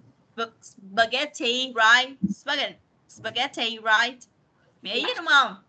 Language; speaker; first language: Vietnamese; native; Vietnamese